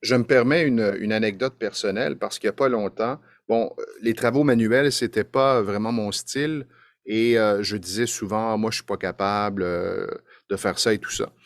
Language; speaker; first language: French; native; French